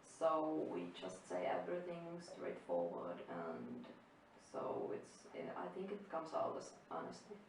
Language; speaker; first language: English; non-native, fluent; Finnish